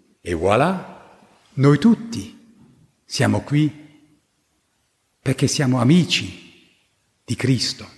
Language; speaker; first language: Italian; non-native, fluent; German